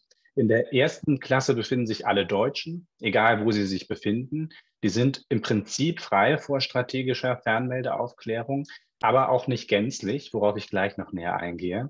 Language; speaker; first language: German; native; German